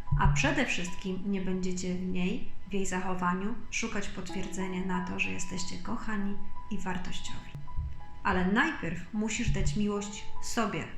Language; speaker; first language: Polish; native; Polish